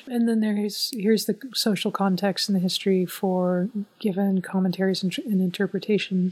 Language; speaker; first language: English; native; English